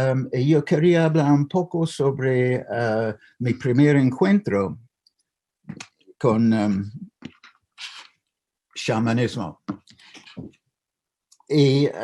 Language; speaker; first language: Spanish; non-native, fluent; English